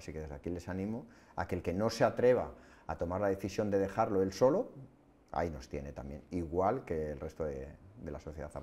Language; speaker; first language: Spanish; native; Spanish